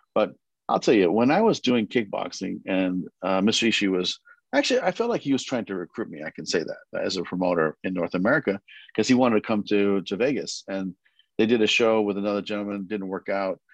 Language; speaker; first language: English; early bilingual, other home language; Korean